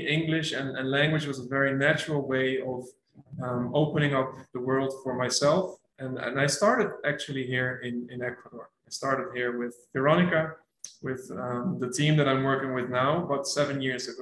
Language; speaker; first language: English; non-native, fluent; Dutch